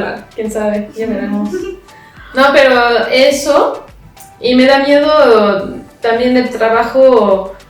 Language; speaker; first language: Spanish; non-native, fluent; French